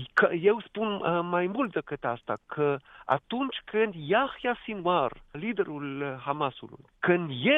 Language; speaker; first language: Romanian; non-native, fluent; Hebrew